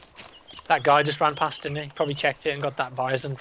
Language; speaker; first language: English; native; English